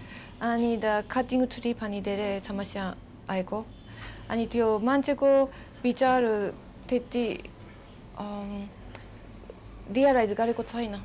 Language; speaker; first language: Nepali; non-native, learner; Japanese